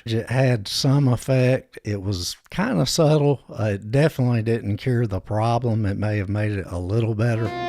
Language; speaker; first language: English; native; English